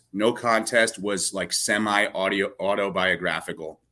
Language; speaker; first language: English; native; English